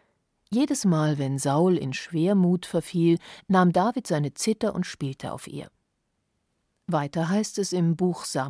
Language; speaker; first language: German; native; German